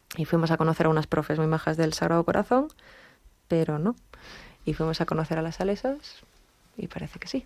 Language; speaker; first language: Spanish; native; Spanish